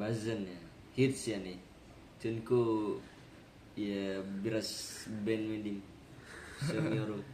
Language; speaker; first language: Turkish; non-native, learner; Indonesian